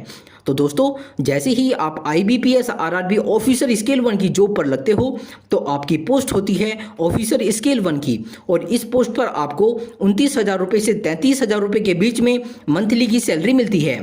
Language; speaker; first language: Hindi; native; Hindi